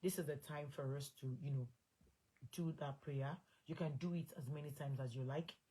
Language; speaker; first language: English; non-native, local second language; Yoruba